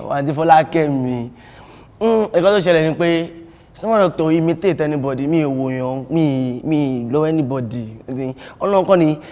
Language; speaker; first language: Yoruba; native; Yoruba